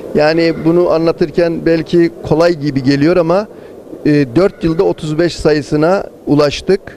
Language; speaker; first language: Turkish; native; Turkish